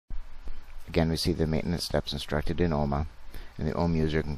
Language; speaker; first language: English; native; English